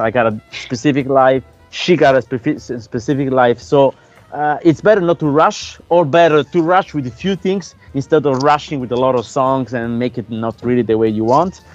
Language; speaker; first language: English; non-native, fluent; Italian